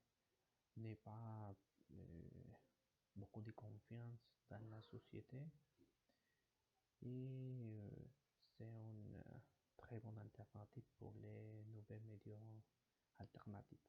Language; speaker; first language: French; non-native, learner; Spanish